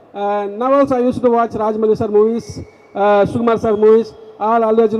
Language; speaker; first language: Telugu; non-native, local second language; Tamil